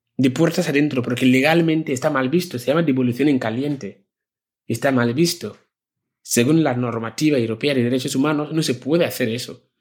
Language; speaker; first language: Spanish; non-native, fluent; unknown